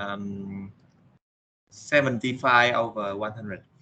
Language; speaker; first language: English; non-native, learner; Vietnamese